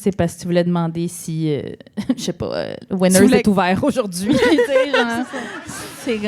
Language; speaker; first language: French; native; French